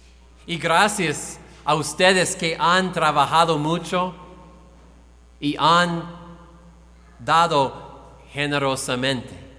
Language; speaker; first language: Spanish; non-native, fluent; English